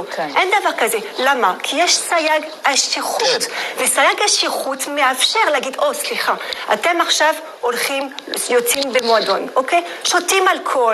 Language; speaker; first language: Hebrew; non-native, fluent; French